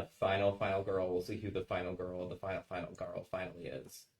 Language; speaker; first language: English; native; English